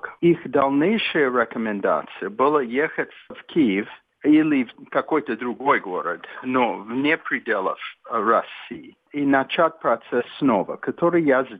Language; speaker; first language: Russian; non-native, fluent; English